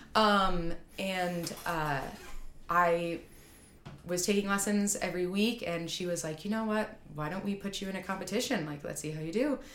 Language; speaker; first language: English; native; English